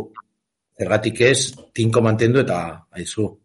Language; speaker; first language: Basque; native; Basque